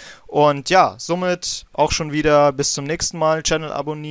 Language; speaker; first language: German; native; German